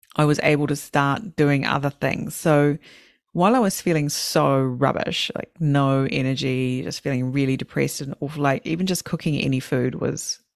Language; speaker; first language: English; native; English